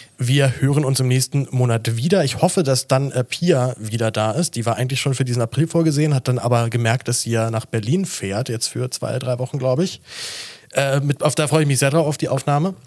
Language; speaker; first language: German; native; German